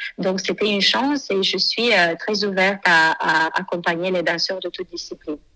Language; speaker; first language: French; non-native, fluent; Romanian